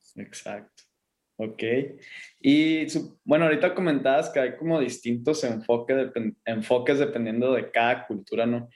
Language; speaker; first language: Spanish; native; Spanish